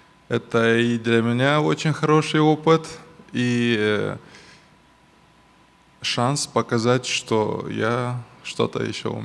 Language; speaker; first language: Russian; non-native, local second language; Romanian